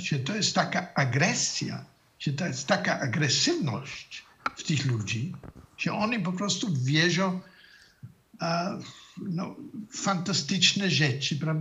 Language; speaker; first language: Polish; non-native, fluent; German